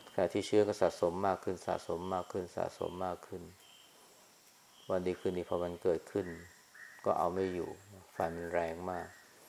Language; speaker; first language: Thai; native; Thai